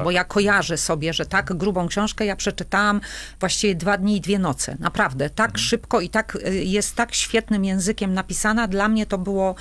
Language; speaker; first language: Polish; native; Polish